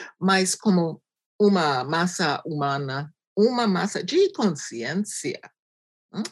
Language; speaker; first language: Portuguese; non-native, fluent; English